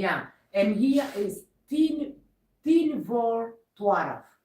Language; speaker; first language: Dutch; non-native, learner; Kikuyu